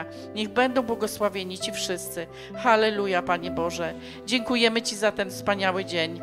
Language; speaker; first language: Polish; native; Polish